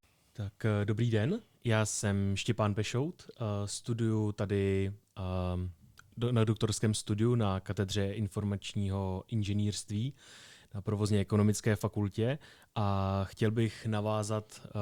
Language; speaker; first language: Czech; native; Czech